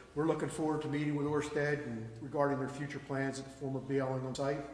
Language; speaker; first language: English; native; English